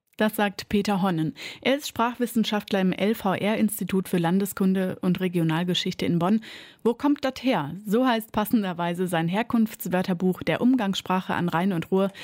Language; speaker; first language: German; native; German